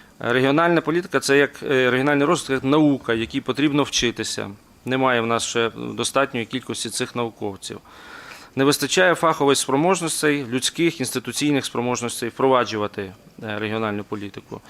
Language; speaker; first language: Ukrainian; native; Ukrainian